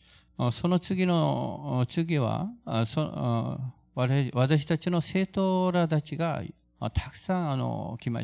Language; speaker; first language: Japanese; non-native, fluent; Korean